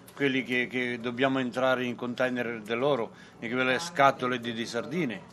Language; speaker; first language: Italian; non-native, fluent; Serbian